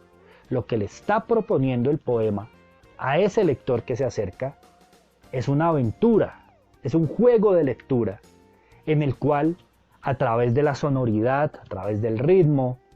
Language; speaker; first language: Spanish; native; Spanish